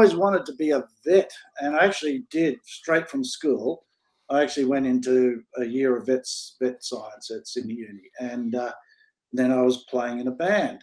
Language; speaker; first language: English; native; English